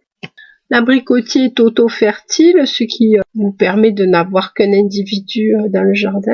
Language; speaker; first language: French; native; French